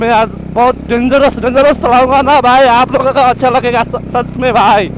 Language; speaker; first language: Hindi; non-native, learner; Nepali